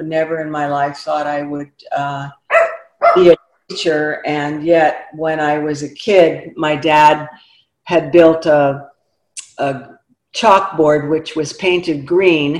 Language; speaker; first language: English; native; English